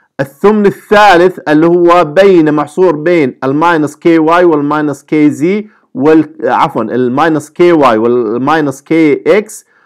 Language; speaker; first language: Arabic; native; Arabic